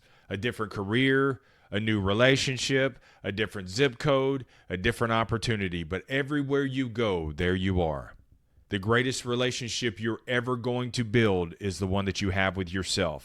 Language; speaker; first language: English; native; English